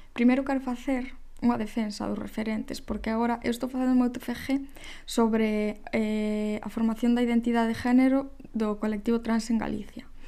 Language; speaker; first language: Galician; non-native, local second language; Spanish